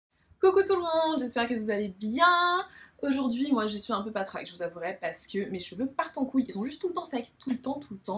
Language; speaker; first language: French; native; French